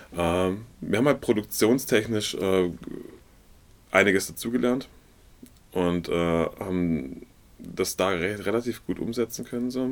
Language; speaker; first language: German; native; German